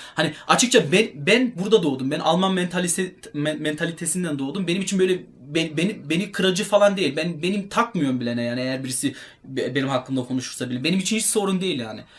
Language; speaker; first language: Turkish; early bilingual, heritage; Turkish